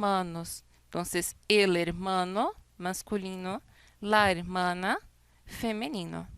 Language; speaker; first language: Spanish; non-native, fluent; Portuguese